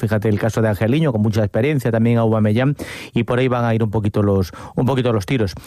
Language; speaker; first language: Spanish; native; Spanish